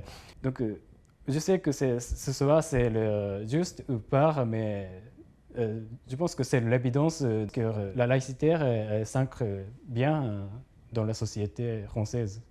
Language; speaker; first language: French; non-native, learner; Japanese